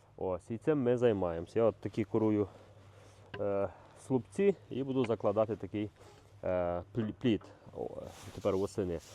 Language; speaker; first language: Ukrainian; native; Ukrainian